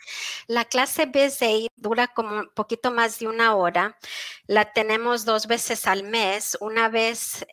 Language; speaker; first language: Spanish; early bilingual, heritage; Spanish